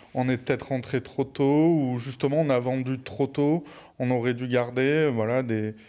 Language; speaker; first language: French; native; French